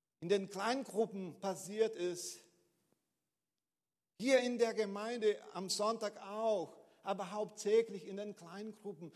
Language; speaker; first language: German; non-native, fluent; Portuguese